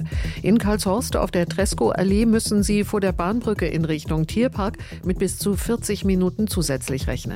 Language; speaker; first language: German; native; German